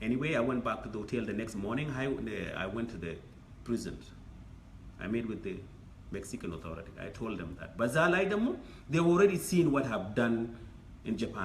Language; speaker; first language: English; non-native, fluent; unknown